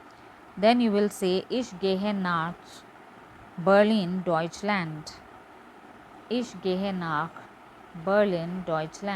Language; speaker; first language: German; non-native, learner; Hindi